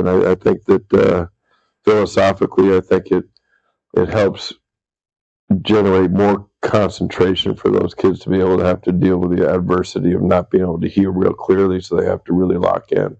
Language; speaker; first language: English; native; English